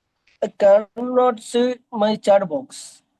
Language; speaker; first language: English; non-native, local second language; Hindi